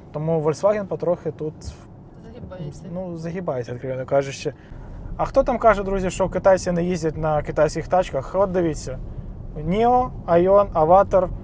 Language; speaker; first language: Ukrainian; non-native, local second language; Russian